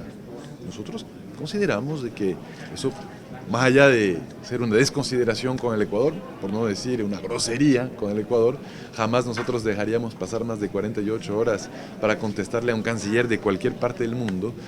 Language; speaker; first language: Spanish; native; Spanish